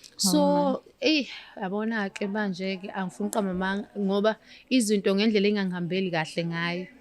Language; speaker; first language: Zulu; native; Zulu